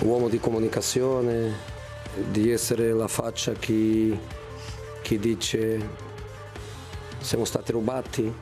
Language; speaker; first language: Italian; non-native, fluent; Portuguese